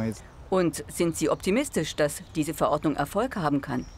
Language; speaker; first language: German; native; German